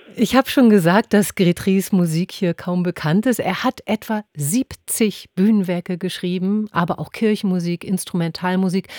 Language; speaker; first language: German; native; German